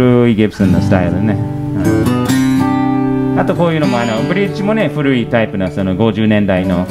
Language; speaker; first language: Japanese; non-native, fluent; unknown